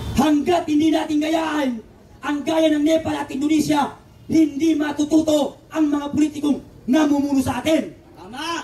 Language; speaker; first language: Filipino; non-native, local second language; Cebuano